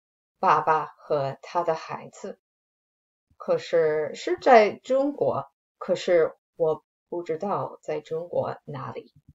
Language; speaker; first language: Chinese; non-native, fluent; English